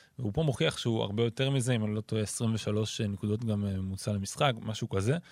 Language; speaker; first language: Hebrew; native; Hebrew